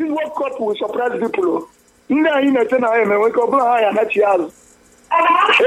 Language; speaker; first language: English; non-native, local second language; Igbo